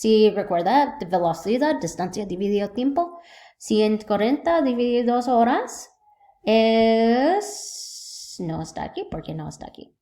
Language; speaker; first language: Spanish; non-native, learner; English